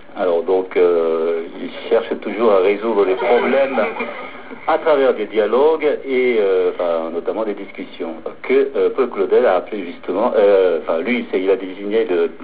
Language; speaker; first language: French; non-native, fluent; Korean